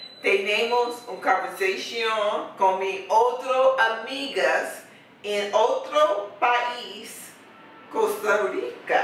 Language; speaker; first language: Spanish; non-native, learner; English